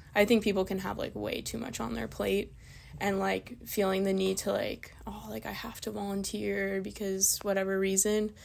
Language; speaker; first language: English; native; English